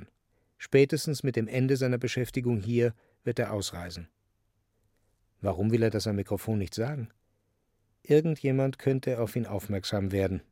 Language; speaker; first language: German; native; German